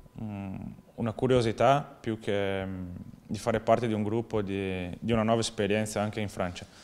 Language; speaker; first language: Italian; non-native, fluent; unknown